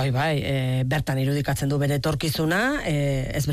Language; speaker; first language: Basque; native; Basque